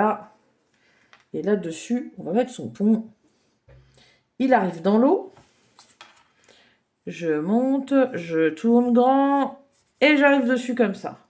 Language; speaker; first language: French; native; French